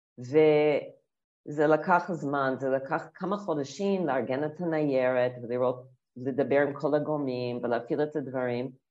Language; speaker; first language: Hebrew; non-native, fluent; English